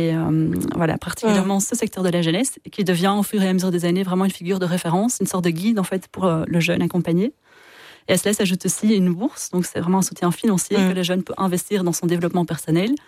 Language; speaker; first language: French; native; French